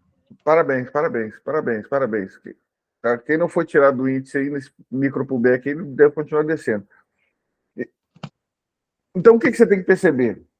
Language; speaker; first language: Portuguese; native; Portuguese